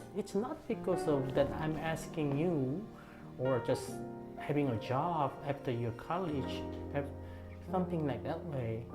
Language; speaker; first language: English; non-native, fluent; Korean